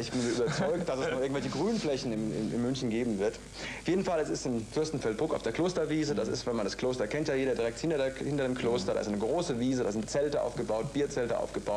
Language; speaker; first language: German; native; German